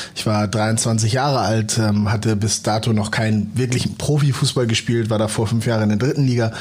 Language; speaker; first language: German; native; German